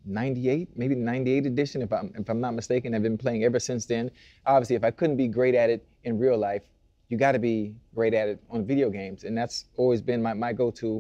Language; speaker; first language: English; native; English